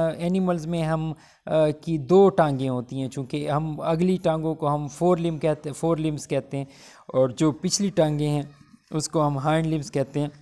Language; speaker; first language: Urdu; non-native, local second language; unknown